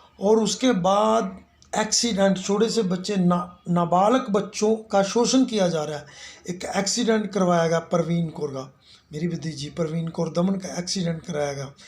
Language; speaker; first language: Hindi; non-native, local second language; Punjabi